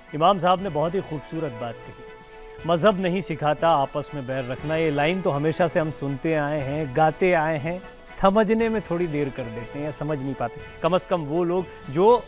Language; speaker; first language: Hindi; native; Hindi